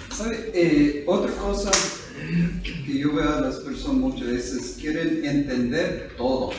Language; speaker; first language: Spanish; non-native, fluent; English